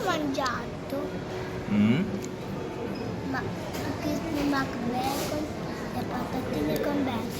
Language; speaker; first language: Italian; early bilingual, other home language; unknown